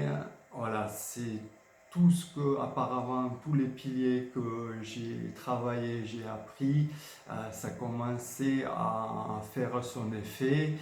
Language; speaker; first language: French; non-native, fluent; Georgian